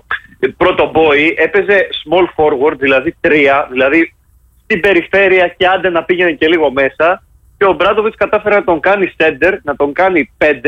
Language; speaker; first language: Greek; native; Greek